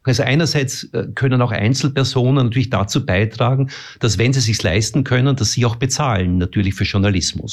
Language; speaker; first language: German; native; German